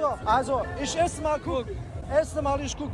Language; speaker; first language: German; non-native, learner; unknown